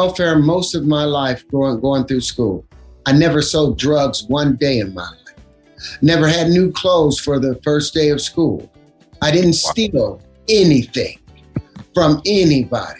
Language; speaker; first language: English; native; English